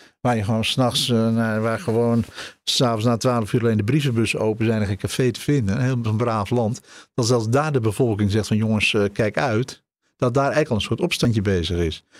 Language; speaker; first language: Dutch; native; Dutch